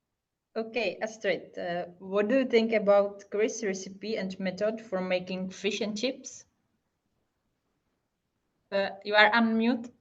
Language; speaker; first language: English; non-native, fluent; Hungarian